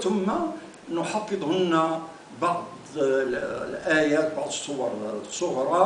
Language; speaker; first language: Arabic; native; Arabic